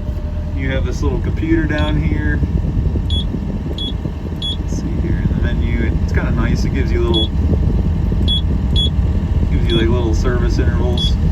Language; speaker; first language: English; native; English